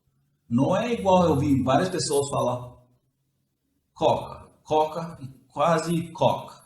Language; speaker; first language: Portuguese; non-native, fluent; English